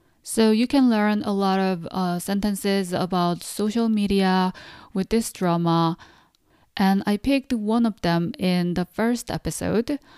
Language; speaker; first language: English; non-native, fluent; Korean